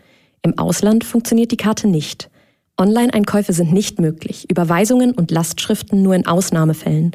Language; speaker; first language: German; native; German